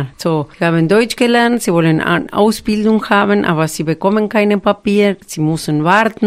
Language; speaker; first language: German; non-native, learner; Spanish